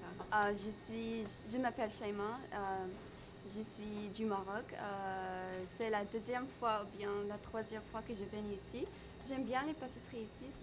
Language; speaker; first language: French; non-native, learner; Arabic